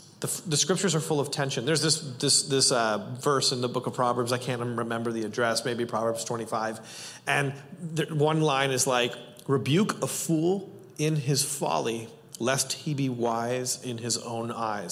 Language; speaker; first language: English; native; English